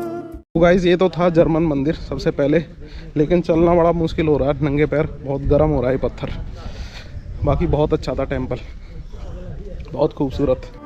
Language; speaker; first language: Hindi; native; Hindi